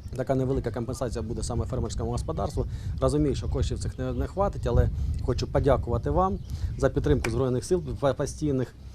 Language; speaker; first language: Ukrainian; native; Ukrainian